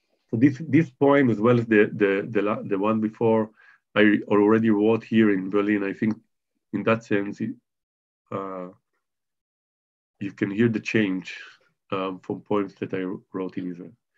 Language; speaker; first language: English; non-native, fluent; Hebrew